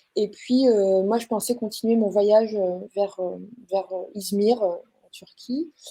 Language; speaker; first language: French; native; French